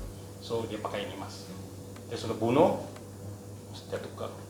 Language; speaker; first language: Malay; non-native, local second language; Chinese